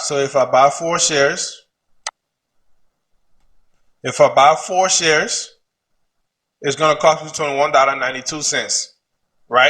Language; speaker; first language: English; native; English